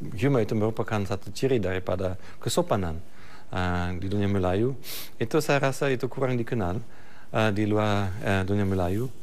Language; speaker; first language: Malay; non-native, fluent; German